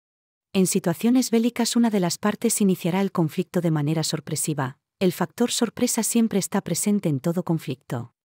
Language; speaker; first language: Spanish; native; Spanish